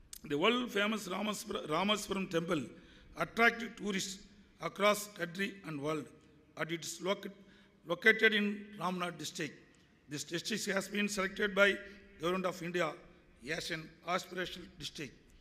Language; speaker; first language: English; non-native, local second language; Tamil